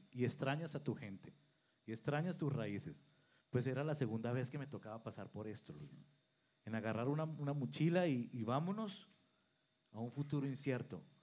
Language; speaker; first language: Spanish; native; Spanish